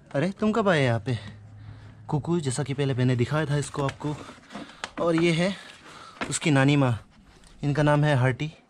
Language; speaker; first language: Hindi; non-native, local second language; Adi